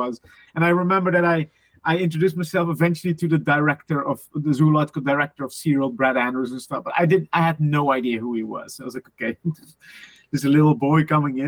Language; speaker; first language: English; non-native, fluent; Dutch